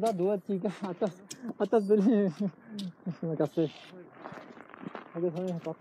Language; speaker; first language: Indonesian; non-native, learner; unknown